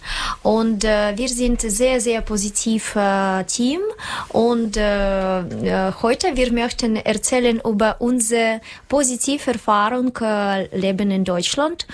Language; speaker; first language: German; non-native, learner; Russian